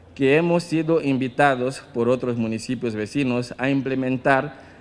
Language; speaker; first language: Spanish; non-native, fluent; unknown